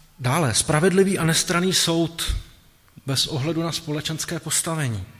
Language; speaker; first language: Czech; native; Czech